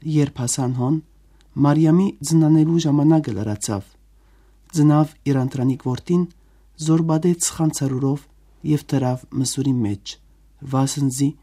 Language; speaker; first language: Armenian; native; Armenian